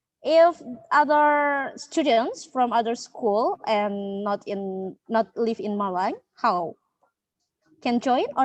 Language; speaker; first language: English; non-native, learner; Indonesian